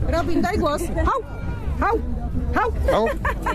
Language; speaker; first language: Polish; native; Polish